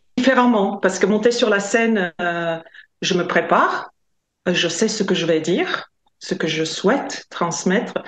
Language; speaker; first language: French; non-native, fluent; Latvian